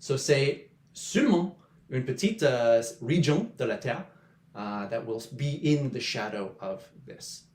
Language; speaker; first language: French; non-native, learner; English